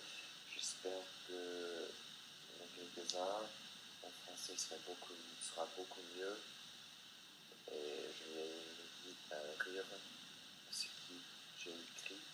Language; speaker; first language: French; non-native, learner; English